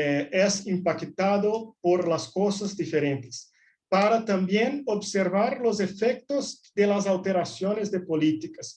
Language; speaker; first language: Spanish; non-native, fluent; Portuguese